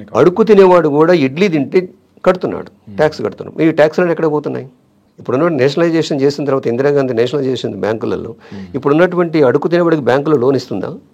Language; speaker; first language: Telugu; native; Telugu